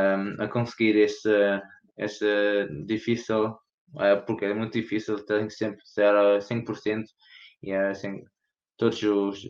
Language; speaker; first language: Portuguese; early bilingual, heritage; Portuguese